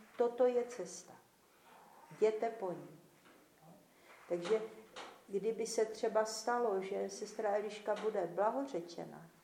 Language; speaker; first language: Czech; native; Czech